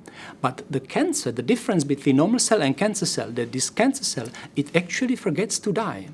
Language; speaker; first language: English; non-native, fluent; Czech